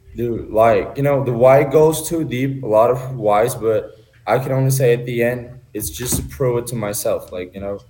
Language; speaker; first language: English; non-native, fluent; Turkish